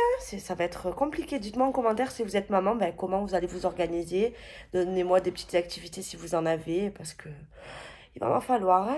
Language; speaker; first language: French; native; French